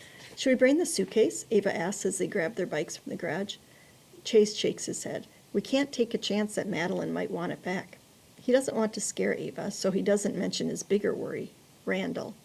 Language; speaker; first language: English; native; English